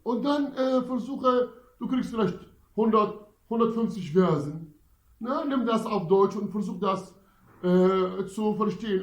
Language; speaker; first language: German; non-native, fluent; Arabic